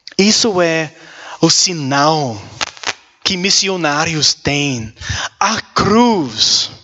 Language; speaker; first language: Portuguese; non-native, learner; English